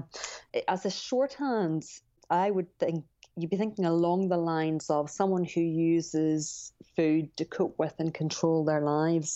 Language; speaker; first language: English; native; English